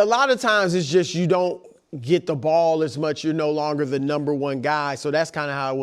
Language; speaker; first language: English; native; English